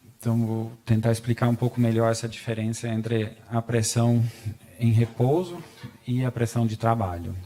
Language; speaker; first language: Portuguese; non-native, fluent; German